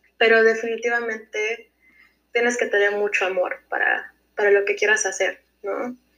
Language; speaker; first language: Spanish; early bilingual, heritage; Spanish